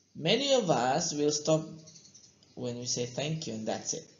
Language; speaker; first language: English; non-native, fluent; Indonesian